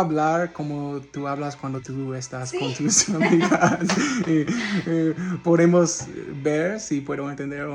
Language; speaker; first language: Spanish; non-native, learner; English